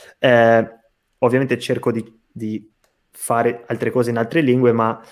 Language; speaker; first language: Italian; non-native, fluent; Portuguese